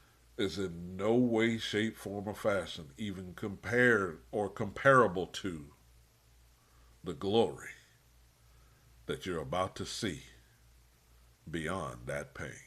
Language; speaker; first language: English; native; English